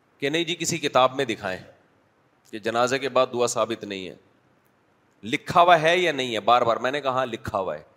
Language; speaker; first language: Urdu; native; Urdu